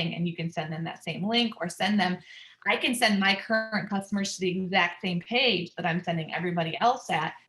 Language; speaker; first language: English; native; English